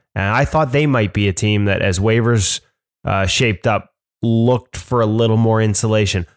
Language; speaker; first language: English; native; English